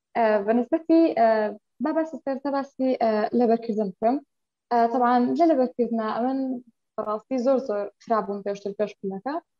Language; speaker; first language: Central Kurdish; non-native, local second language; Kurdish